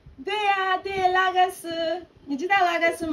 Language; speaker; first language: Chinese; non-native, fluent; Yoruba